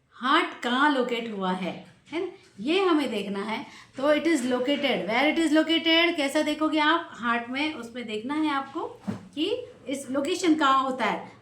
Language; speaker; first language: Hindi; non-native, local second language; Marathi